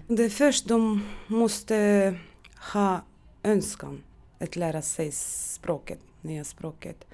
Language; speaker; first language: Swedish; non-native, fluent; Russian